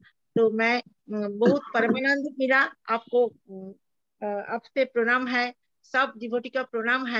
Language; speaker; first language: Hindi; non-native, local second language; Bangla